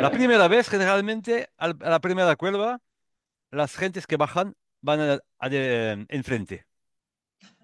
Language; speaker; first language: Spanish; non-native, learner; French